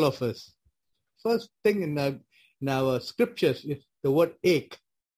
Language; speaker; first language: English; non-native, local second language; Punjabi